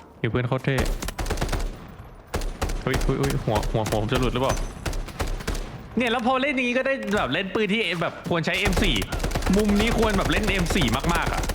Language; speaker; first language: Thai; native; Thai